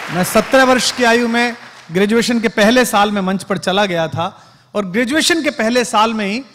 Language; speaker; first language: Hindi; native; Hindi